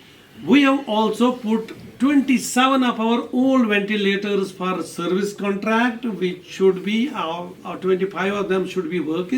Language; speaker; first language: English; non-native, local second language; Kashmiri